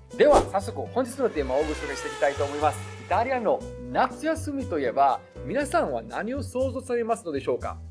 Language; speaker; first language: Japanese; non-native, fluent; Italian